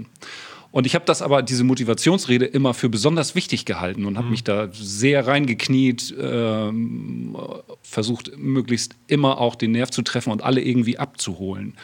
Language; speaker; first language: German; native; German